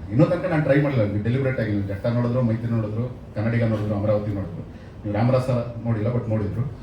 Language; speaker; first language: Kannada; native; Kannada